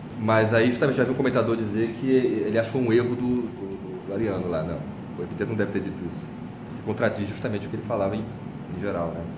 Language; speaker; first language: Portuguese; native; Portuguese